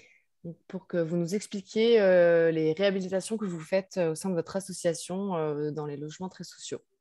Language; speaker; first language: French; native; French